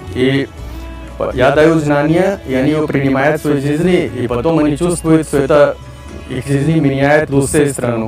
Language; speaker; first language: Russian; non-native, learner; Hindi